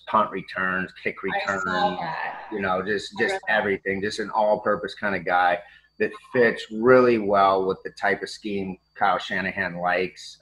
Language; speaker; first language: English; native; English